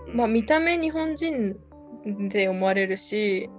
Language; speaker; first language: Japanese; early bilingual, other home language; Spanish